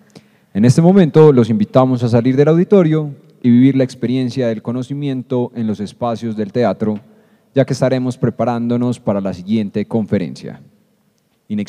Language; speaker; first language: Spanish; native; Spanish